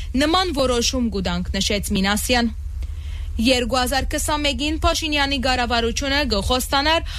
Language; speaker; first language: Armenian; early bilingual, heritage; Armenian